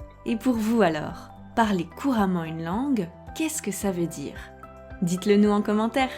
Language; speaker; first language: French; native; French